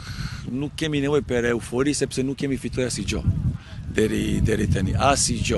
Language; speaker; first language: Albanian; non-native, learner; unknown